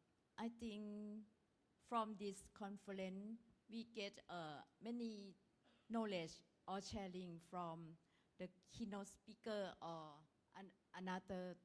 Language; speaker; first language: English; non-native, learner; Thai